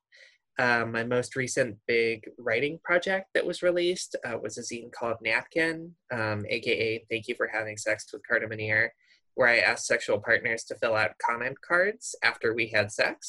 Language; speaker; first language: English; native; English